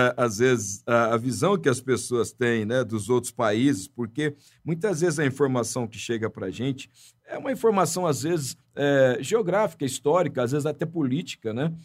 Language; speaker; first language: Portuguese; native; Portuguese